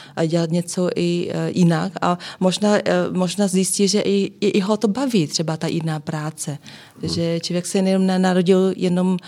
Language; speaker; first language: Czech; non-native, fluent; Vietnamese